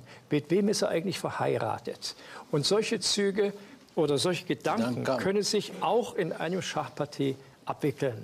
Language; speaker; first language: German; native; German